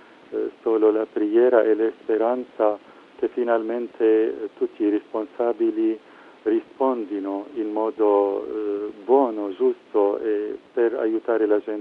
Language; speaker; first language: Italian; non-native, fluent; Arabic